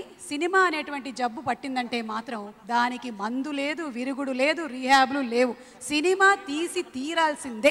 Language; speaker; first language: Telugu; native; Telugu